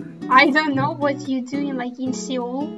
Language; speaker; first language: English; non-native, fluent; Tatar